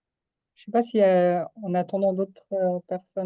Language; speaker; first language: French; native; French